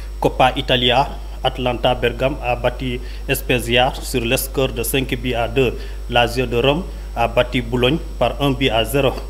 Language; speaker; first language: French; non-native, local second language; Fula